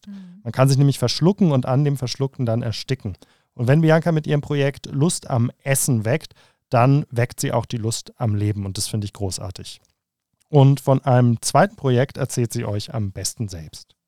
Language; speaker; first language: German; native; German